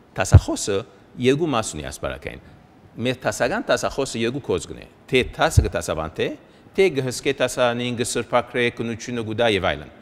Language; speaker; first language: Armenian; early bilingual, heritage; Armenian